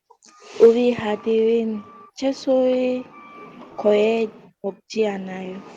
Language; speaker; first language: Korean; non-native, learner; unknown